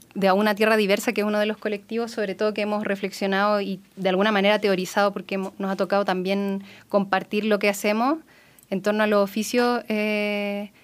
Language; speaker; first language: Spanish; native; Spanish